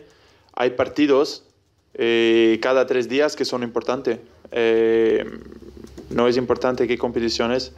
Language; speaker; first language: Spanish; non-native, fluent; German